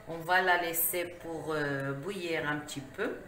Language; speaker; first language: French; non-native, local second language; Arabic